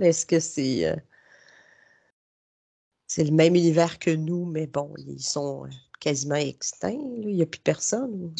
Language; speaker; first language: French; native; French